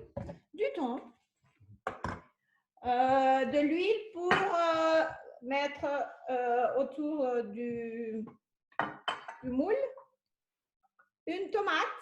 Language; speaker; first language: French; non-native, fluent; Spanish